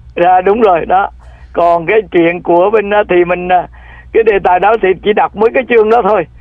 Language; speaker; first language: Vietnamese; native; Vietnamese